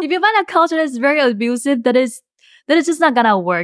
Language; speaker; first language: English; non-native, fluent; Chinese